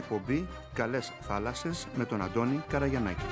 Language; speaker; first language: Greek; native; Greek